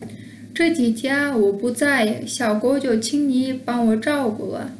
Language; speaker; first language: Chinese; non-native, fluent; Kyrgyz